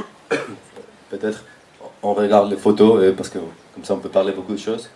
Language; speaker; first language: French; non-native, fluent; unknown